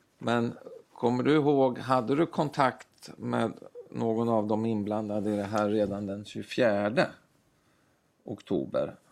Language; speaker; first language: Swedish; native; Swedish